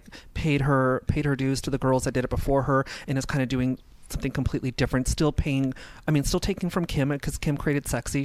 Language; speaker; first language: English; native; English